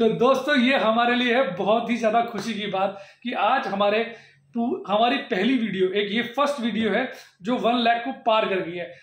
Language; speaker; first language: Hindi; native; Hindi